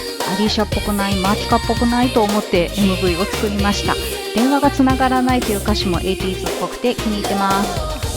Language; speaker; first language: Japanese; native; Japanese